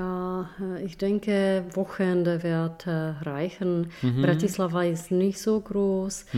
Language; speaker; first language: German; non-native, fluent; Czech